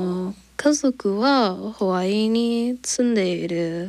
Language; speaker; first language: Japanese; non-native, learner; English